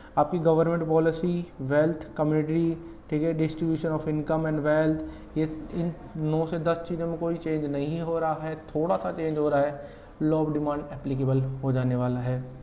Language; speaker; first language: Hindi; native; Hindi